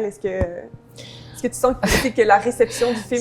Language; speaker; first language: French; native; French